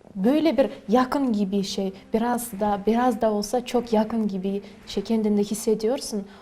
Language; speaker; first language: Turkish; non-native, learner; Kazakh